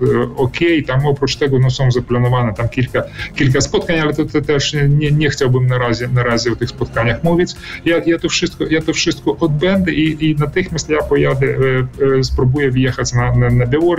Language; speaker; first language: Polish; early bilingual, heritage; Polish